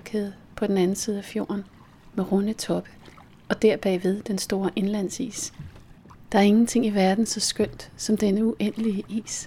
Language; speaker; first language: Danish; native; Danish